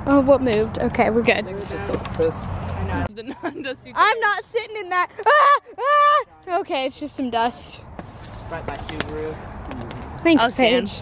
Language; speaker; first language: English; native; English